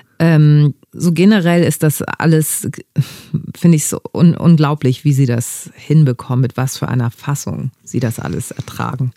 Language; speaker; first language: German; early bilingual, other home language; Greek